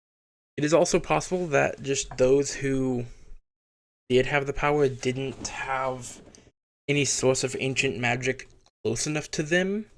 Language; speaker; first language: English; native; English